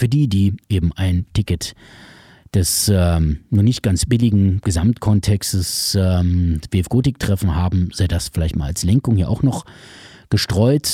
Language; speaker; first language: German; native; German